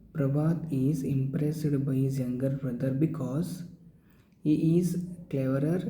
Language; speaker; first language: English; non-native, local second language; Kannada